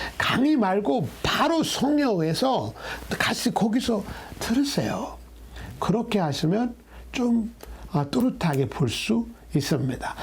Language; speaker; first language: Korean; non-native, fluent; Amharic